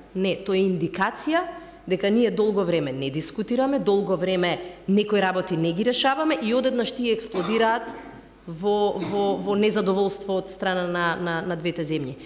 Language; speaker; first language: Macedonian; native; Macedonian